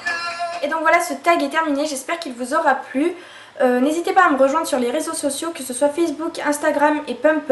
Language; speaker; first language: French; native; French